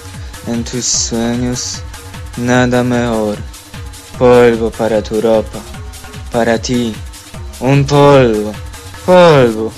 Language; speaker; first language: Spanish; non-native, learner; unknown